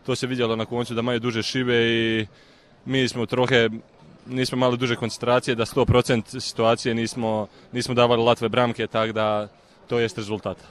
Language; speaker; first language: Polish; non-native, learner; Serbian